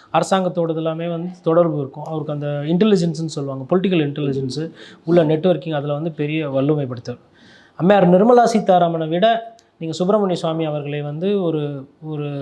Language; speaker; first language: Tamil; native; Tamil